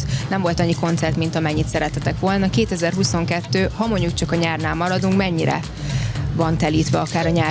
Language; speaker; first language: Hungarian; native; Hungarian